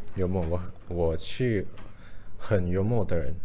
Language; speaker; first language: Chinese; non-native, learner; Thai